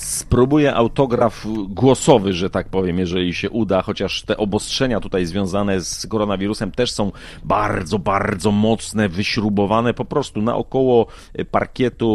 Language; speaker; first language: Polish; native; Polish